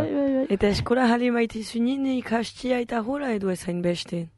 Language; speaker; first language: Basque; native; Basque